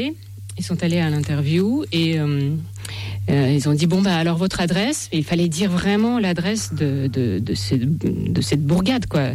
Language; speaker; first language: French; non-native, fluent; Russian